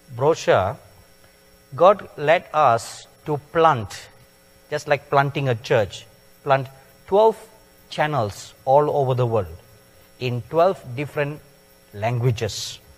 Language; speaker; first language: English; non-native, local second language; Tamil